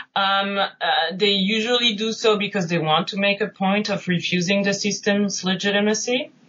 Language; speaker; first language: English; non-native, fluent; French